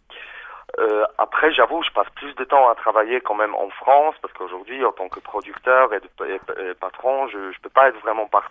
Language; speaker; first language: French; early bilingual, other home language; Polish